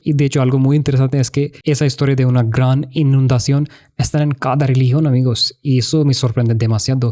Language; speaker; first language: Spanish; non-native, fluent; Hindi